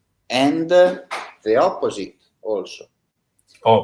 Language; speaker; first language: English; non-native, learner; Italian